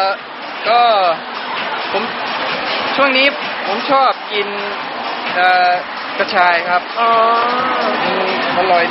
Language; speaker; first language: Thai; non-native, fluent; English